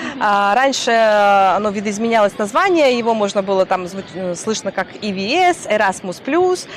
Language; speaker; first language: Russian; native; Russian